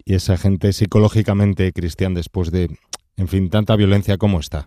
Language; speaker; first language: Spanish; native; Spanish